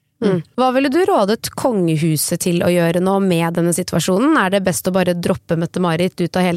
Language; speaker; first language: Norwegian; native; Norwegian